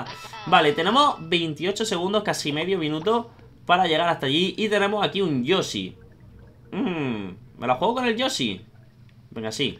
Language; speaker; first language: Spanish; native; Spanish